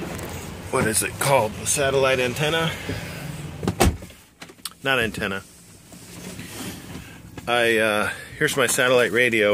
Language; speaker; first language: English; native; English